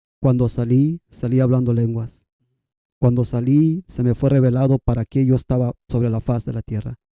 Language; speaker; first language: Spanish; non-native, local second language; Kʼicheʼ